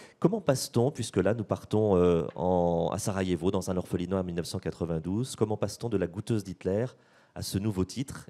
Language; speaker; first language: French; native; French